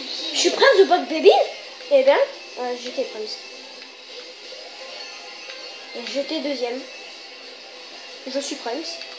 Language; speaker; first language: French; native; French